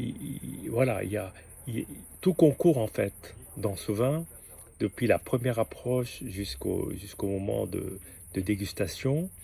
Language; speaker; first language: French; native; French